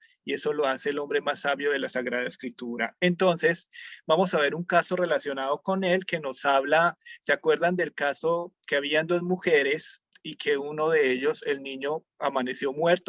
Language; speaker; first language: Spanish; native; Spanish